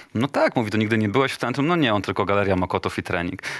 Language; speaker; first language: Polish; native; Polish